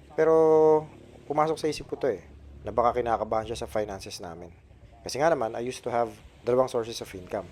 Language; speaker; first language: Filipino; native; Filipino